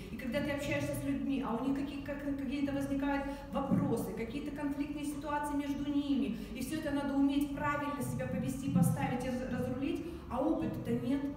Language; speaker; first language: Russian; native; Russian